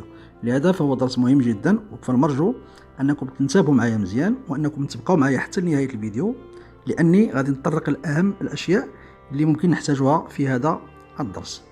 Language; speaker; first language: Arabic; native; Arabic